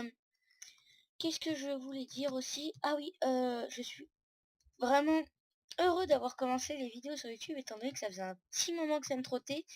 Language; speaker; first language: French; native; French